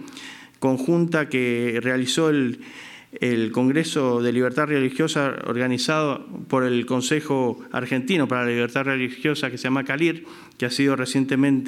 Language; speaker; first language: Spanish; native; Spanish